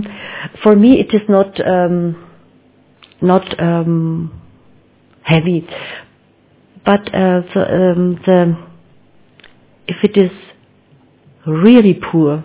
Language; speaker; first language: English; non-native, learner; German